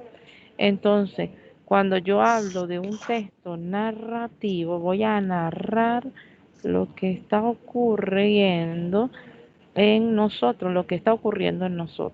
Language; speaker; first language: Spanish; native; Spanish